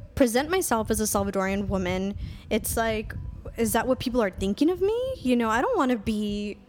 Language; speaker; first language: English; native; English